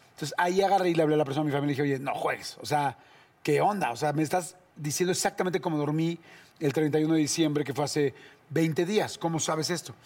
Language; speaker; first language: Spanish; native; Spanish